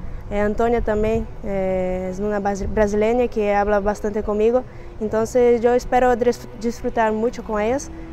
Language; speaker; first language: Spanish; non-native, fluent; Portuguese